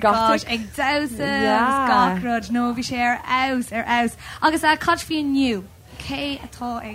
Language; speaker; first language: Irish; non-native, local second language; English